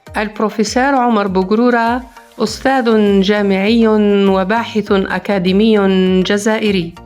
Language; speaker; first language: Arabic; native; Arabic